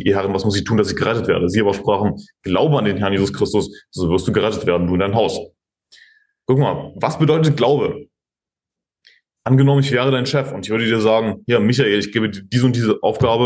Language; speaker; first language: German; native; German